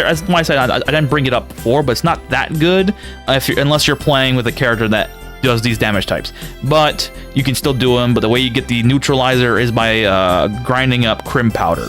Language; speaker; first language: English; native; English